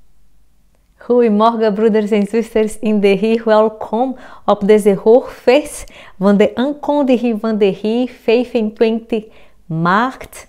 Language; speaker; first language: Dutch; non-native, fluent; Portuguese